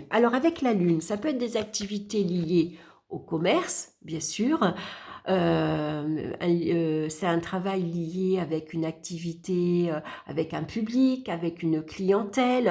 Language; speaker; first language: French; native; French